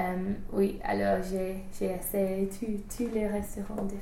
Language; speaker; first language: French; non-native, learner; English